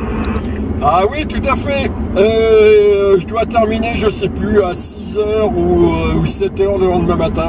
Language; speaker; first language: French; native; French